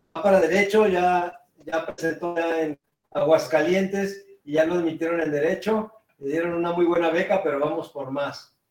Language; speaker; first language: Spanish; native; Spanish